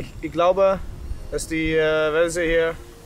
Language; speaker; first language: German; non-native, learner; Dutch